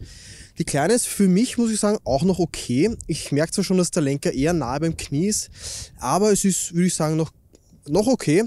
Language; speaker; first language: German; native; German